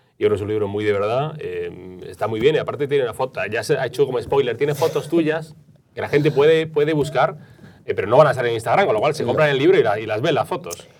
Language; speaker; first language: Spanish; native; Spanish